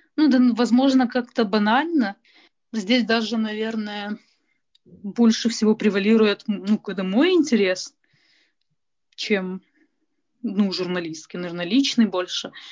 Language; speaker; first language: Russian; native; Russian